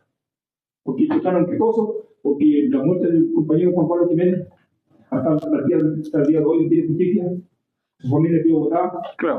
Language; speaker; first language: Spanish; native; Spanish